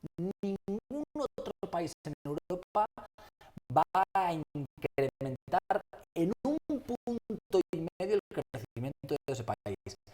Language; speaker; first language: Spanish; native; Spanish